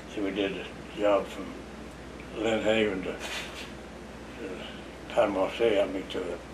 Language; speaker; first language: English; native; English